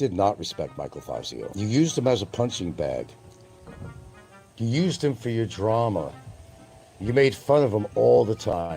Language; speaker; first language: English; native; English